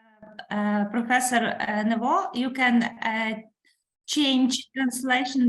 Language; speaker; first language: English; non-native, learner; Ukrainian